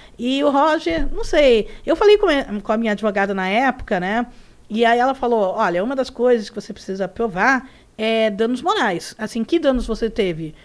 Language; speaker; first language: Portuguese; early bilingual, other home language; Spanish